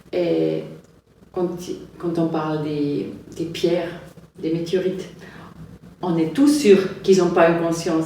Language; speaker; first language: French; non-native, fluent; German